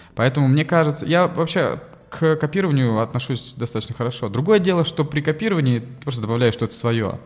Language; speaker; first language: Russian; native; Russian